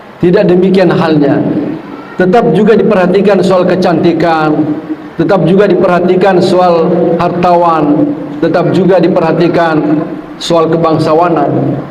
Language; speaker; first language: Malay; non-native, local second language; Buginese